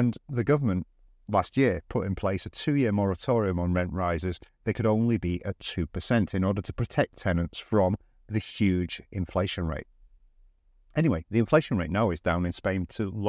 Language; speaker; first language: English; native; English